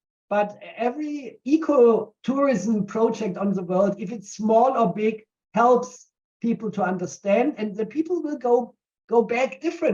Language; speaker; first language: English; non-native, fluent; German